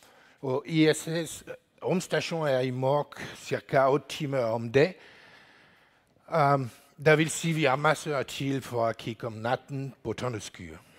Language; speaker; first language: Danish; non-native, learner; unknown